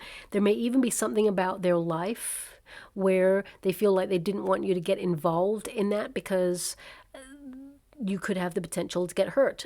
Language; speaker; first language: English; native; English